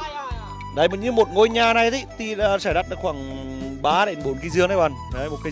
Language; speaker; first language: Vietnamese; native; Vietnamese